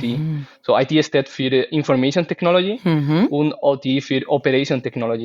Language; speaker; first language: German; non-native, fluent; Spanish